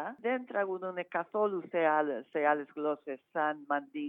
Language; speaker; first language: Greek; non-native, fluent; English